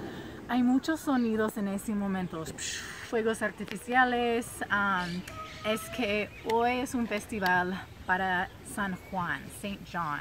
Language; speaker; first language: Spanish; non-native, fluent; English